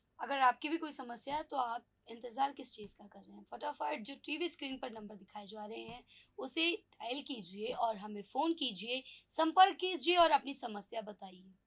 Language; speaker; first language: Hindi; native; Hindi